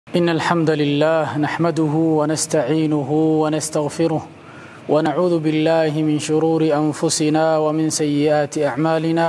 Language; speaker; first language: Arabic; non-native, local second language; Somali